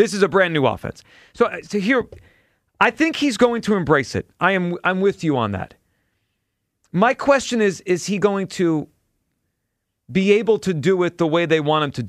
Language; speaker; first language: English; native; English